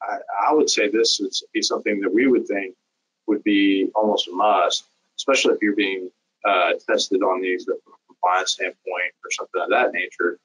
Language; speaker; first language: English; native; English